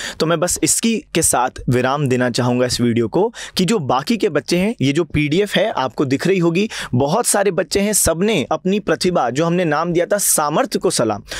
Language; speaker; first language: Hindi; native; Hindi